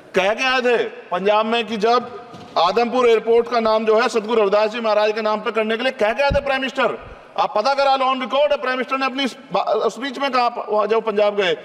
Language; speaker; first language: Hindi; native; Hindi